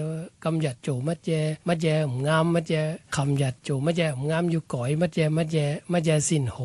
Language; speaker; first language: Cantonese; non-native, learner; Thai